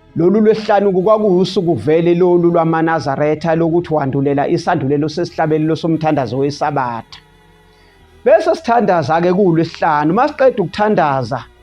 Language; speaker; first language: Zulu; native; Zulu